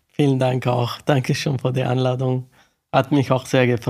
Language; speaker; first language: German; non-native, learner; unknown